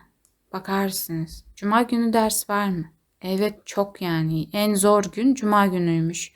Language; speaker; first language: Turkish; non-native, learner; Kazakh